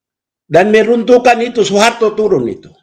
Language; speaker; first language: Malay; non-native, local second language; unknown